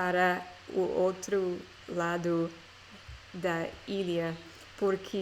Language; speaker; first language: Portuguese; non-native, learner; English